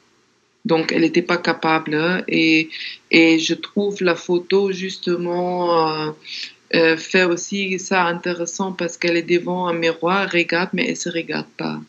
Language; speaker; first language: French; non-native, fluent; German